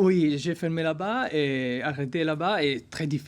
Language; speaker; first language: French; non-native, learner; Italian